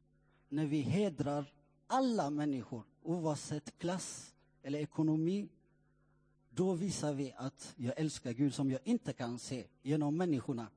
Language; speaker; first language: Swedish; non-native, fluent; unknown